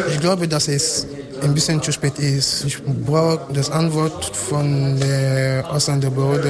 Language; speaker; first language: German; non-native, learner; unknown